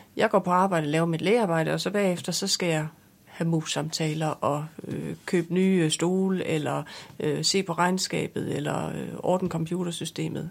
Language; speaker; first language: Danish; native; Danish